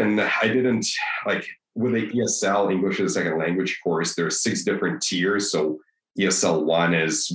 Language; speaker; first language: English; non-native, fluent; Russian